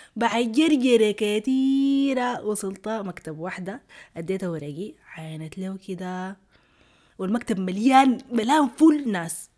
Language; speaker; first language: Arabic; early bilingual, heritage; Arabic